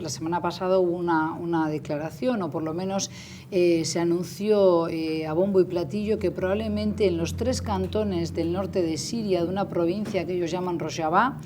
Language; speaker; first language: Spanish; native; Spanish